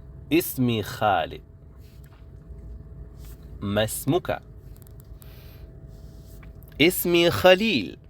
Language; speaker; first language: Arabic; non-native, fluent; Indonesian